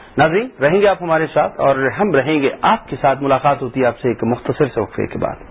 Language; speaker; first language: Urdu; native; Urdu